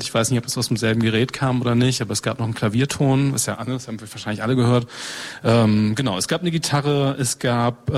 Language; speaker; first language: German; native; German